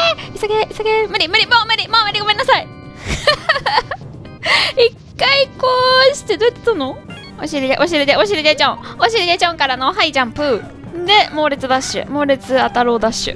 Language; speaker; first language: Japanese; native; Japanese